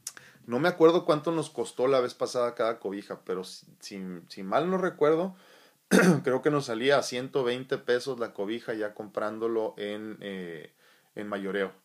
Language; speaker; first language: Spanish; native; Spanish